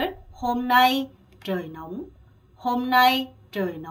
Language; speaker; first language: Vietnamese; non-native, fluent; Korean